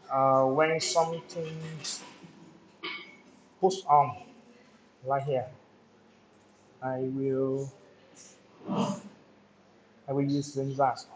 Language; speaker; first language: English; non-native, local second language; Vietnamese